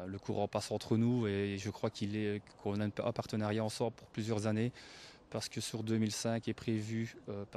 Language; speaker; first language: French; native; French